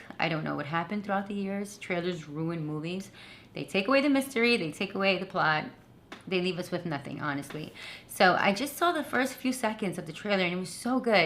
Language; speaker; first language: English; native; English